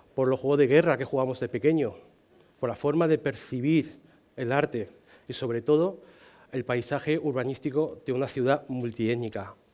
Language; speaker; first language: Spanish; non-native, fluent; Chinese